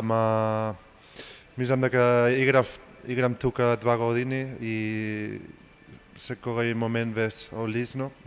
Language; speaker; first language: Macedonian; non-native, learner; Spanish